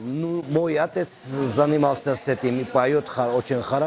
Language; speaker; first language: Russian; non-native, learner; Georgian